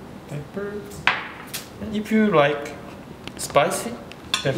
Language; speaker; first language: English; non-native, learner; Korean